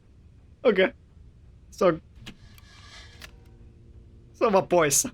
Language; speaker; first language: Finnish; native; Finnish